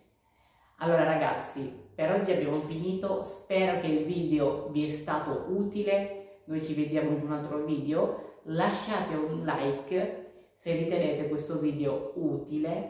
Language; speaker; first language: Italian; non-native, fluent; Bangla